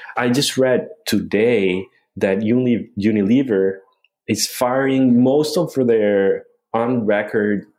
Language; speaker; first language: English; non-native, fluent; Spanish